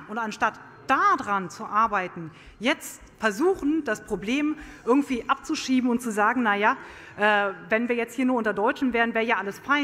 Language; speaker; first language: German; native; German